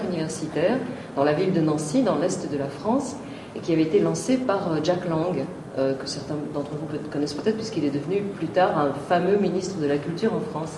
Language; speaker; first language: French; native; French